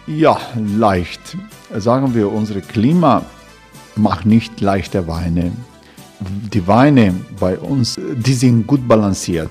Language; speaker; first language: German; non-native, learner; Croatian